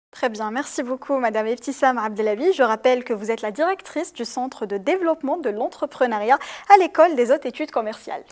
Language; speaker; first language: French; non-native, local second language; Arabic